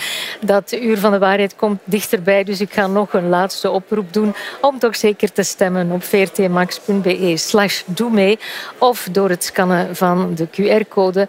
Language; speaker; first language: Dutch; native; Dutch